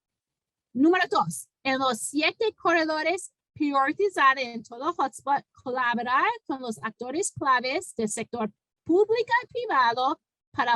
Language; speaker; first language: Spanish; non-native, fluent; English